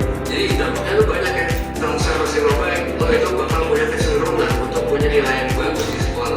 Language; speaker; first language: Indonesian; native; Indonesian